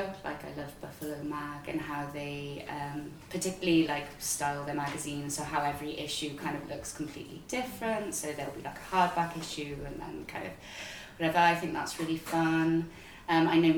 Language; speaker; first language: English; native; English